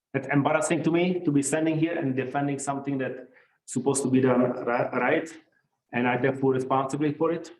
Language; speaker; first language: English; non-native, fluent; Czech